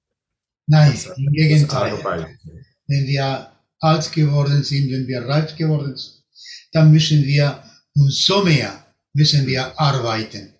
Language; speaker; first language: German; non-native, learner; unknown